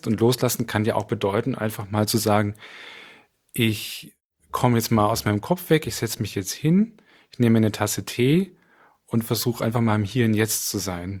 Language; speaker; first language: German; native; German